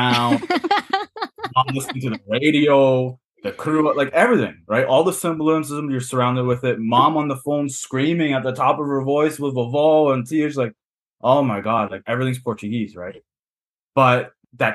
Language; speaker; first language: English; native; English